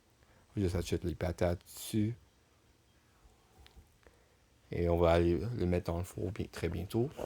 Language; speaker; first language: French; non-native, local second language; English